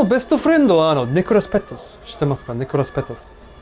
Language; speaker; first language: Japanese; non-native, learner; English